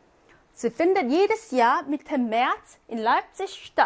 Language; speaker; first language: German; non-native, fluent; Korean